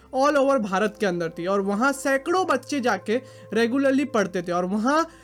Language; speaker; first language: Hindi; native; Hindi